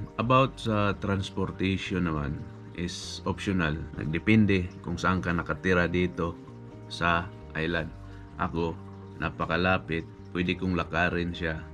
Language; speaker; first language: Filipino; non-native, local second language; Cebuano